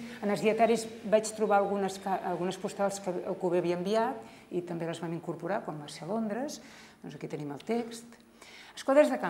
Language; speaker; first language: Catalan; native; Catalan